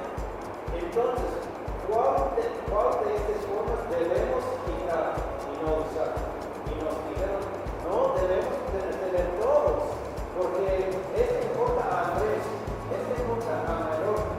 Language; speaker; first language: Spanish; non-native, fluent; English